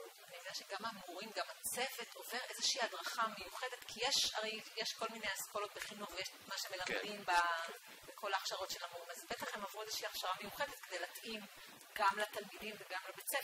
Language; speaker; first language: Hebrew; native; Hebrew